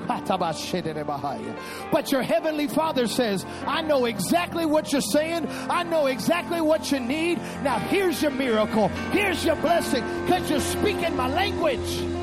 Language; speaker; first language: English; early bilingual, other home language; Spanish